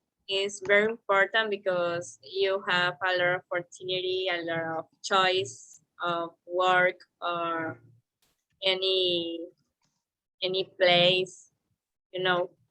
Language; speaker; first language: English; non-native, learner; Spanish